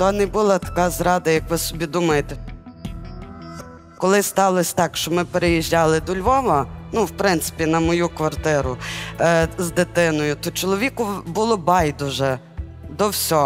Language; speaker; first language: Ukrainian; native; Ukrainian